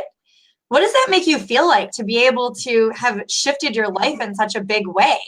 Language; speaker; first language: English; native; English